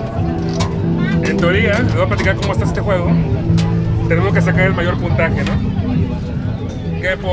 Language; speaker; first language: Spanish; native; Spanish